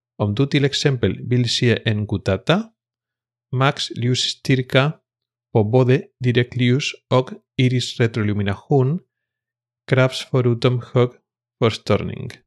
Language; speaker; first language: Swedish; non-native, fluent; Spanish